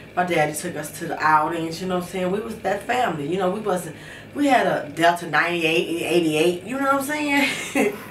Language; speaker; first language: English; native; English